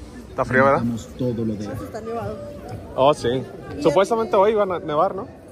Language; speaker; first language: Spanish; early bilingual, heritage; English